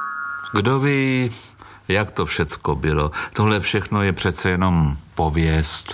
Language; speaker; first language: Czech; native; Czech